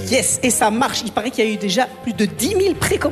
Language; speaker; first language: French; native; French